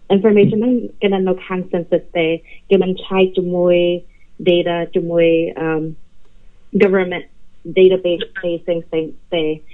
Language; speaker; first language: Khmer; early bilingual, heritage; Khmer